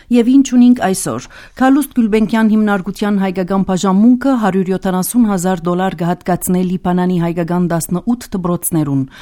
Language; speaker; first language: Armenian; early bilingual, heritage; Armenian